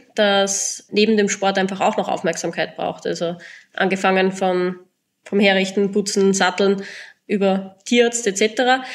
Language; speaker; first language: German; native; German